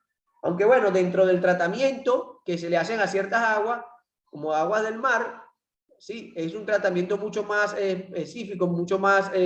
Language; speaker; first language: Spanish; native; Spanish